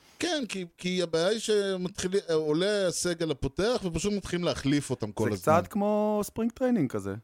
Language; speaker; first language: Hebrew; native; Hebrew